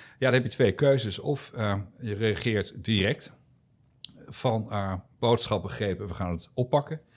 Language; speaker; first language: Dutch; native; Dutch